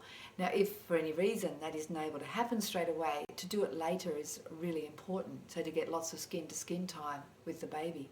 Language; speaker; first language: English; native; English